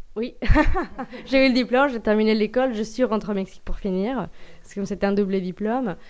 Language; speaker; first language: French; non-native, fluent; Spanish